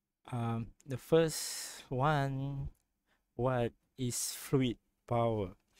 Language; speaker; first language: English; non-native, local second language; Malay